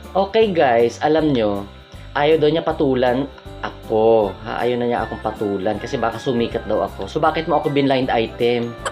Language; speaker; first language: Filipino; non-native, local second language; Hiligaynon